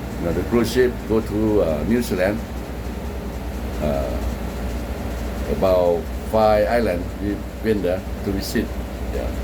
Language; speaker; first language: English; non-native, learner; Lao